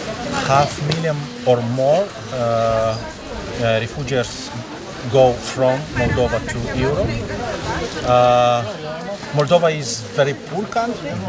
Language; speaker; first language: English; non-native, learner; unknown